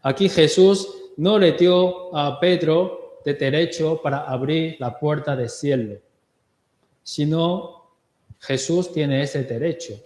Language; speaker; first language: Spanish; non-native, learner; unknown